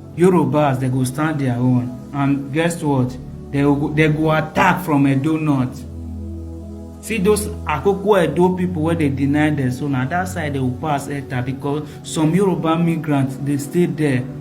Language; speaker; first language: Nigerian Pidgin; non-native, local second language; Bini